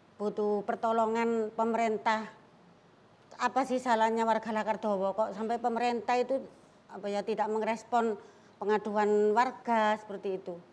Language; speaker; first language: Indonesian; non-native, local second language; Javanese